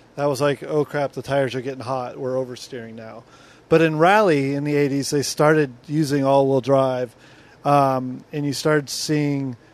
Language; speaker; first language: English; native; English